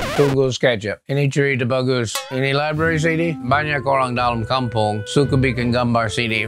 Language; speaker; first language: Malay; non-native, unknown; English